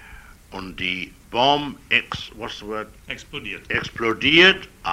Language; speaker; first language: German; non-native, learner; English